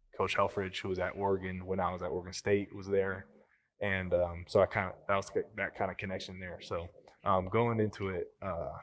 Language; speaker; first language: English; native; English